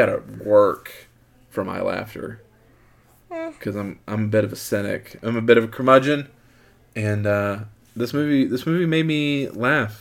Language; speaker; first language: English; native; English